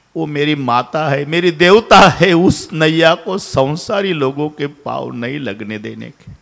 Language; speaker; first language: Hindi; non-native, local second language; Marathi